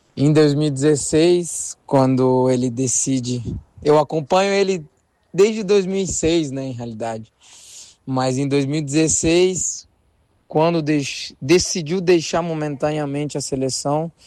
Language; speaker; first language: Portuguese; non-native, learner; Spanish